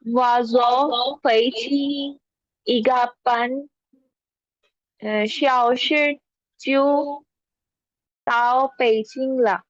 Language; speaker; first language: Chinese; non-native, learner; Urdu